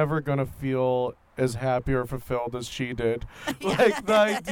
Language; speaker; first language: English; native; English